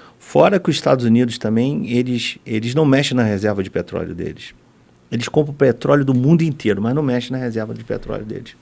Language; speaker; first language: Portuguese; native; Portuguese